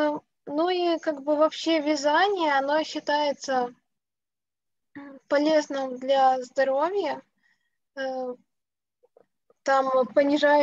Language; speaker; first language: Russian; native; Russian